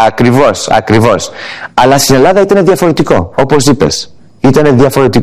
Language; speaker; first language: Greek; early bilingual, heritage; Greek